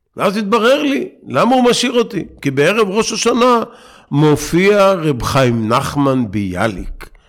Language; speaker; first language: Hebrew; native; Hebrew